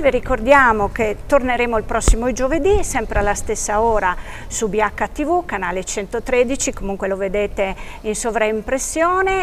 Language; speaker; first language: Italian; native; Italian